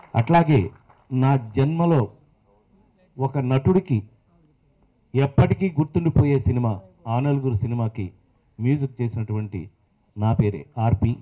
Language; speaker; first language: Telugu; native; Telugu